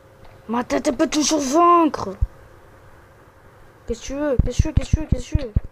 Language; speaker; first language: French; native; French